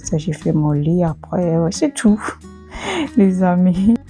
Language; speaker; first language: French; non-native, learner; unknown